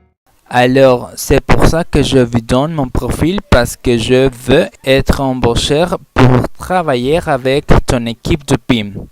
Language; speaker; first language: French; non-native, learner; Spanish